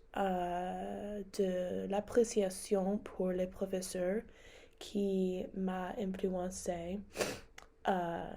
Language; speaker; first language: French; non-native, learner; English